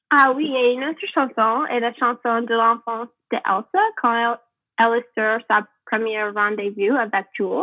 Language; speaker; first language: French; non-native, learner; English